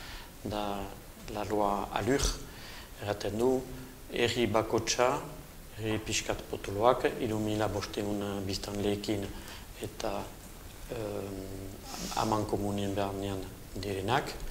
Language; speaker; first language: Basque; native; Basque